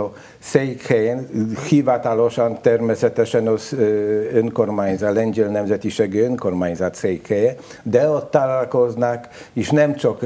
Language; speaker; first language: Hungarian; non-native, learner; Polish